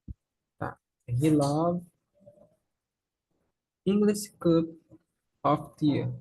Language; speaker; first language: English; non-native, learner; Portuguese